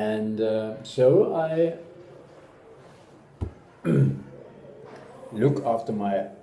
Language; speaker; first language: English; non-native, learner; German